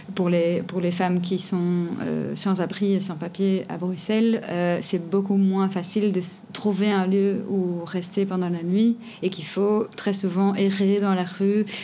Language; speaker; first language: French; non-native, fluent; Portuguese